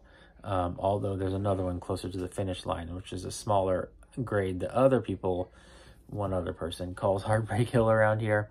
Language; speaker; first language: English; native; English